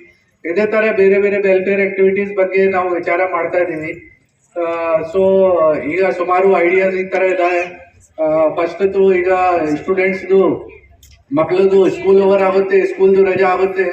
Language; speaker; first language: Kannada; non-native, fluent; Hindi